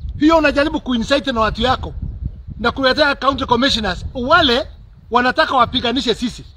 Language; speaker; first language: Swahili; native; Swahili